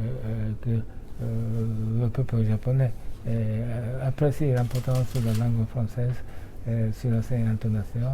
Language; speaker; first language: French; non-native, fluent; Japanese